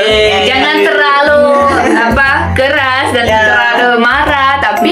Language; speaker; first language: Indonesian; non-native, learner; Japanese